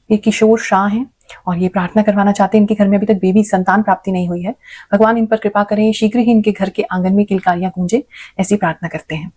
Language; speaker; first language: Hindi; native; Hindi